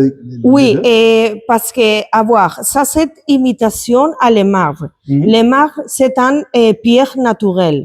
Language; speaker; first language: French; non-native, learner; Spanish